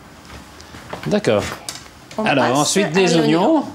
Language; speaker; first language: French; native; French